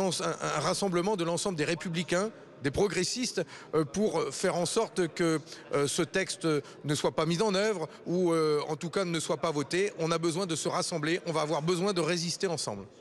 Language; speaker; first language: French; native; French